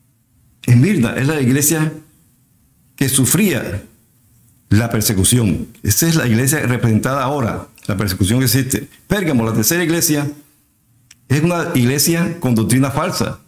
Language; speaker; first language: Spanish; native; Spanish